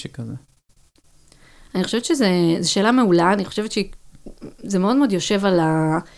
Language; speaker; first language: Hebrew; native; Hebrew